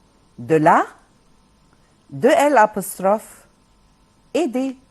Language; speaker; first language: French; non-native, fluent; Arabic